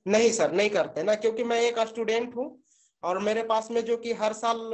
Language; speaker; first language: Hindi; native; Hindi